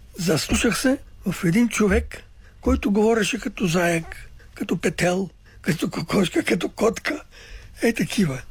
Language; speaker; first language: Bulgarian; early bilingual, other home language; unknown